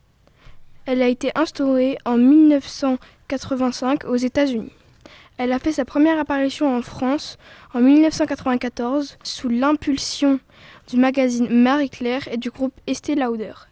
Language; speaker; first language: French; native; French